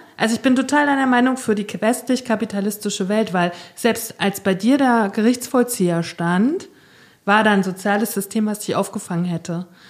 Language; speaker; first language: German; native; German